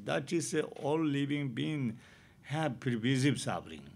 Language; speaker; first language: English; non-native, learner; Tibetan